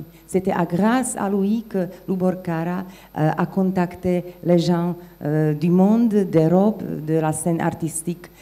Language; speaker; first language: French; non-native, fluent; Slovak